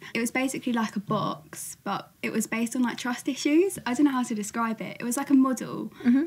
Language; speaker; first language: English; native; English